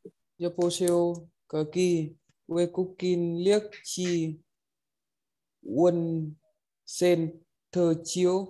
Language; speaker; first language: Korean; non-native, learner; Vietnamese